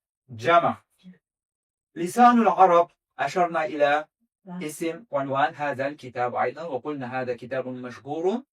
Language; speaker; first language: Arabic; non-native, fluent; Azerbaijani